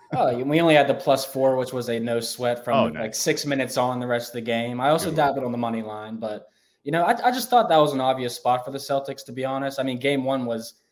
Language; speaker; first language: English; native; English